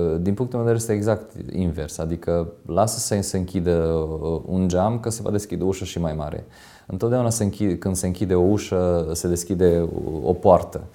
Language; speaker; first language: Romanian; non-native, local second language; Hungarian